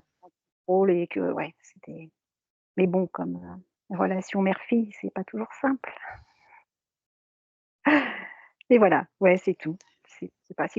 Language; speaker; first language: French; native; French